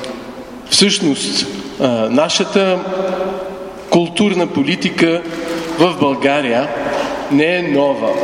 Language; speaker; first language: Bulgarian; non-native, fluent; French